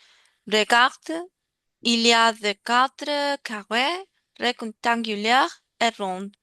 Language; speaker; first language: French; non-native, learner; Spanish